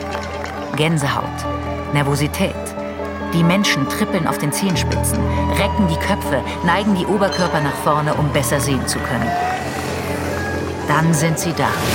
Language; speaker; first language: German; native; German